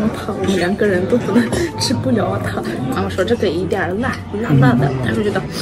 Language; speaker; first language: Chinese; non-native, fluent; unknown